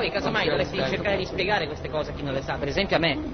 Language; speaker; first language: Italian; native; Italian